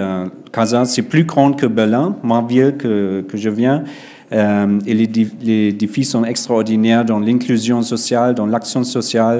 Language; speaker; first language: French; non-native, fluent; German